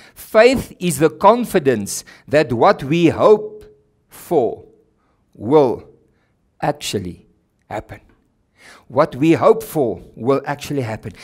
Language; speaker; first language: English; non-native, local second language; Afrikaans